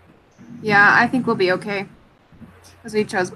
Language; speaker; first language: English; native; English